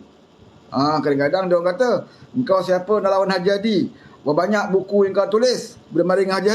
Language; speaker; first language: Malay; native; Malay